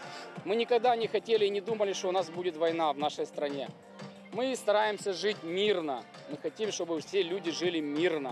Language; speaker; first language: Russian; native; Russian